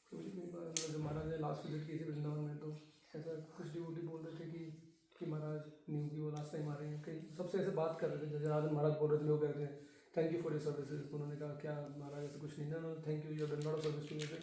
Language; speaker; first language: Hindi; native; Hindi